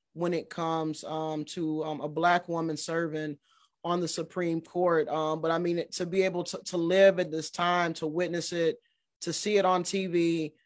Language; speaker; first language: English; native; English